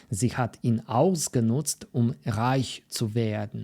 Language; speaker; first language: German; non-native, fluent; Polish